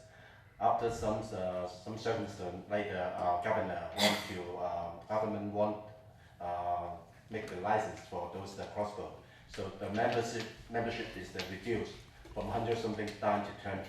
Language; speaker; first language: English; non-native, local second language; Cantonese